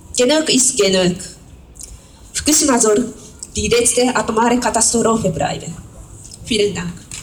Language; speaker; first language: German; non-native, fluent; Japanese